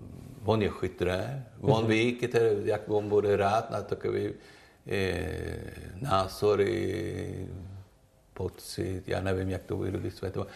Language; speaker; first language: Czech; non-native, learner; Swedish